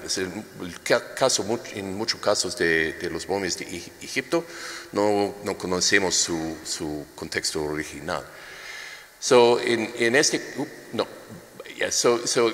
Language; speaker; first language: Spanish; non-native, learner; English